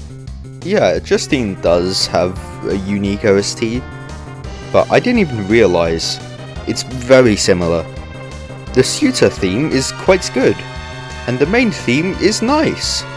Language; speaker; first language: English; native; English